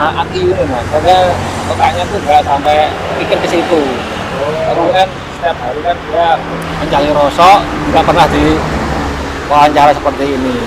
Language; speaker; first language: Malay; non-native, local second language; Javanese